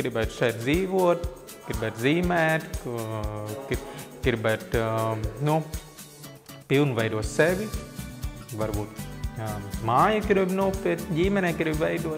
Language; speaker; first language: Latvian; non-native, fluent; Vietnamese